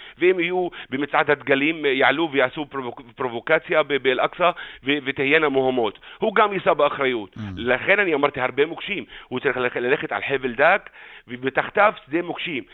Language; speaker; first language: Hebrew; non-native, local second language; Arabic